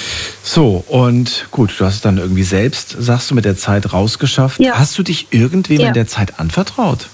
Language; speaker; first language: German; native; German